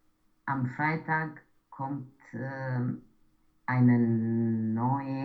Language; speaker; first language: German; non-native, learner; Romanian